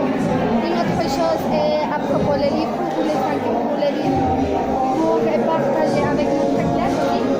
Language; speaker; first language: French; non-native, learner; Spanish